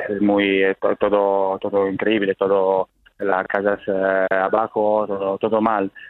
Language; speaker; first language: Spanish; non-native, learner; Italian